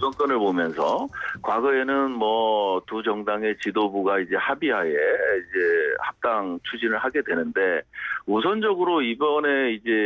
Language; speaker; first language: Korean; native; Korean